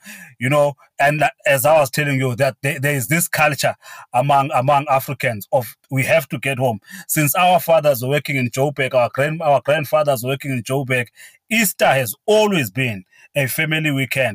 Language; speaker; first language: English; non-native, local second language; Xhosa